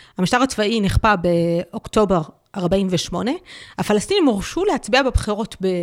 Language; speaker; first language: Hebrew; non-native, local second language; Arabic